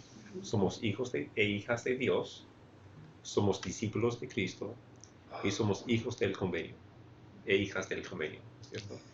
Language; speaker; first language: Spanish; non-native, fluent; English